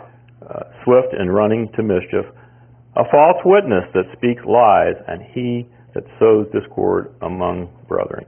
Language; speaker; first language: English; native; English